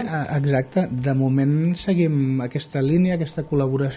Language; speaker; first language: Catalan; native; Catalan